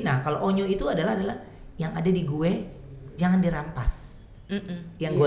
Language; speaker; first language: Indonesian; native; Indonesian